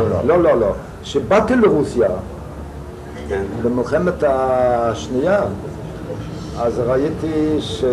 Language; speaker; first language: Hebrew; non-native, fluent; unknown